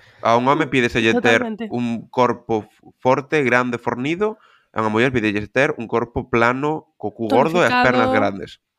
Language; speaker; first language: Galician; non-native, local second language; Spanish